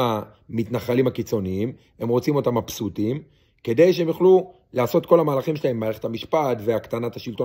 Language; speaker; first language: Hebrew; native; Hebrew